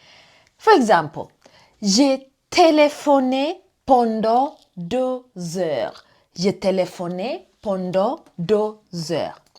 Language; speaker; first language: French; non-native, fluent; English